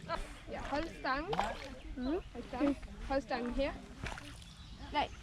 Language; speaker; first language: Danish; early bilingual, other home language; Bangla